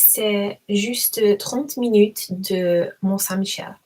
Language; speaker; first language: French; non-native, learner; English